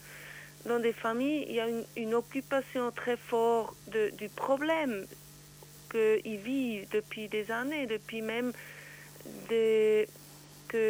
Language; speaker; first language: French; non-native, learner; Swiss German